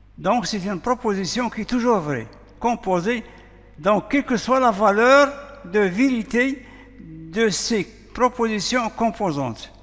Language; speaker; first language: French; non-native, local second language; Arabic